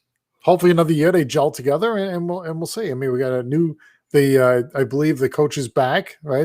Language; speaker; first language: English; native; English